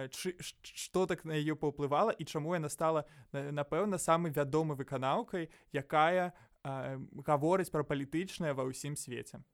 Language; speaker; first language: Belarusian; native; Belarusian